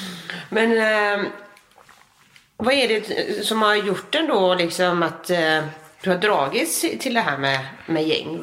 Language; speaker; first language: Swedish; native; Swedish